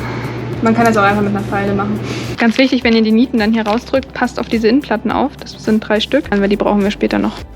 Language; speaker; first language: German; native; German